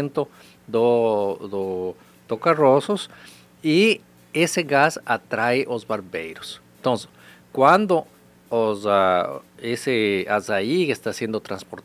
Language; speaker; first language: Portuguese; non-native, learner; Spanish